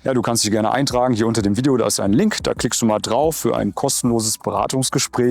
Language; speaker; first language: German; native; German